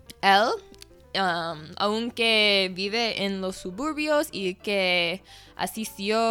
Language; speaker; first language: Spanish; non-native, fluent; English